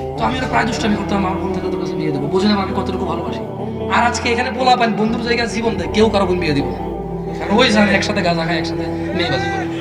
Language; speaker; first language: Bangla; native; Bangla